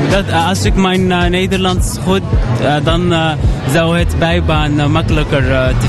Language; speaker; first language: Dutch; non-native, learner; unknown